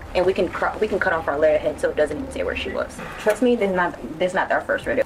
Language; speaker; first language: English; non-native, fluent; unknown